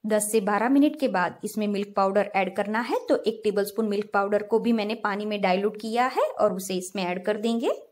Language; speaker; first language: Hindi; non-native, local second language; Gujarati